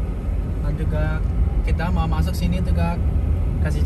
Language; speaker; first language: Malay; non-native, learner; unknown